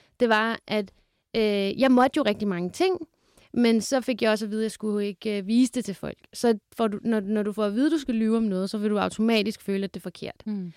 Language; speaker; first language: Danish; early bilingual, other home language; Kurdish